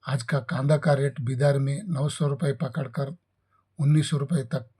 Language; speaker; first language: Hindi; non-native, local second language; Kannada